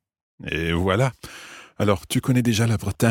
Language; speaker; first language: French; non-native, fluent; English